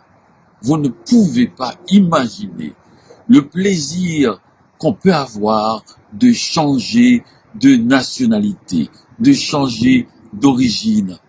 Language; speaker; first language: French; non-native, local second language; Haitian Creole